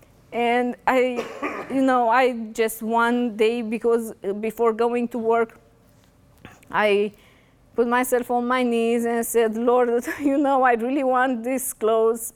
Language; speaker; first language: English; non-native, fluent; Romanian